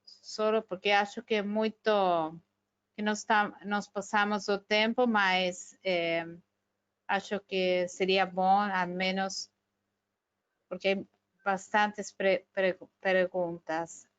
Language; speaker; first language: Portuguese; non-native, fluent; Spanish